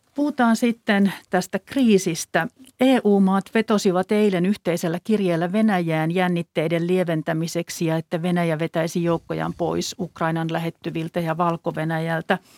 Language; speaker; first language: Finnish; native; Finnish